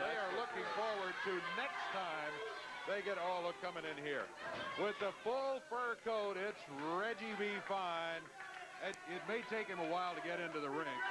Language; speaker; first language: English; native; English